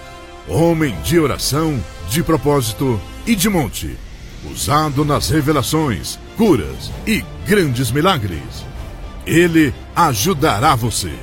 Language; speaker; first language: Portuguese; native; Portuguese